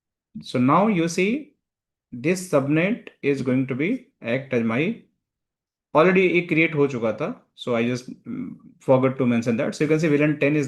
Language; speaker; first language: English; non-native, local second language; Hindi